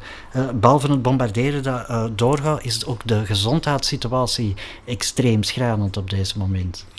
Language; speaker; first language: Dutch; native; Dutch